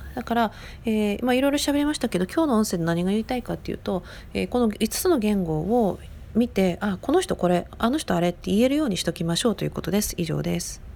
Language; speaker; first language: Japanese; native; Japanese